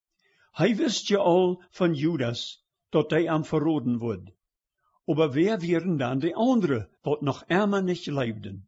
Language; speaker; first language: German; early bilingual, heritage; Plautdietsch